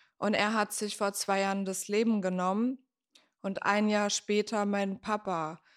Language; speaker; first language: German; native; German